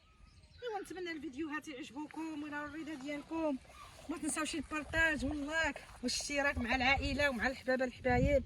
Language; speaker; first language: Arabic; native; Arabic